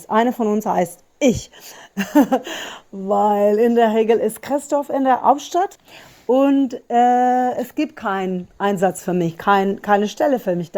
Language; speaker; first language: German; non-native, fluent; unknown